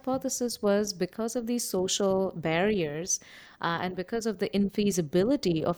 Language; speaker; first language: English; non-native, local second language; Bangla